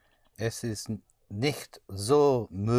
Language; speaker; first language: German; non-native, learner; English